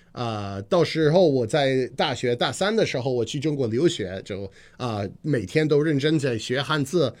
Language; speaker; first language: Chinese; non-native, fluent; English